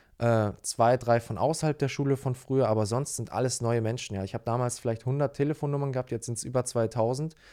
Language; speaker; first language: German; native; German